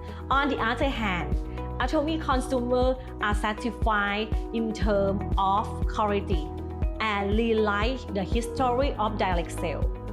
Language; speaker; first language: English; non-native, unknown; Thai